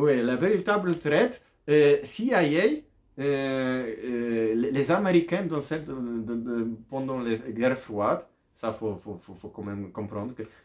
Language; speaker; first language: French; non-native, learner; Polish